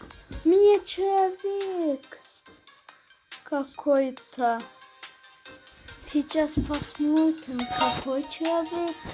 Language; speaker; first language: Russian; non-native, learner; Azerbaijani